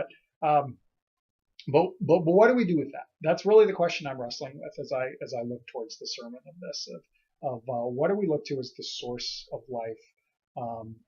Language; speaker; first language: English; native; English